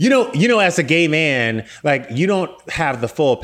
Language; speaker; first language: English; native; English